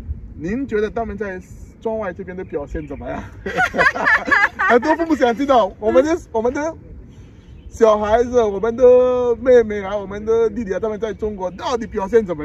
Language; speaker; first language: Chinese; non-native, fluent; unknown